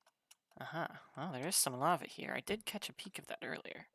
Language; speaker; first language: English; native; English